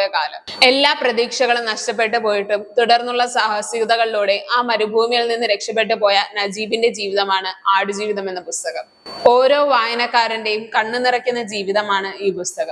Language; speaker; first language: Malayalam; native; Malayalam